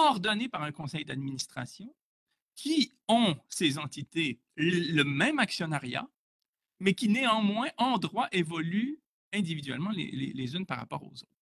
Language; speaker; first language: French; native; French